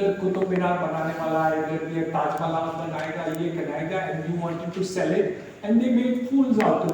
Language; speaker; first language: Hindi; non-native, local second language; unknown